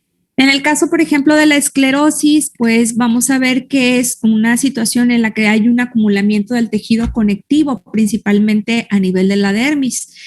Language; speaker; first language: Spanish; native; Spanish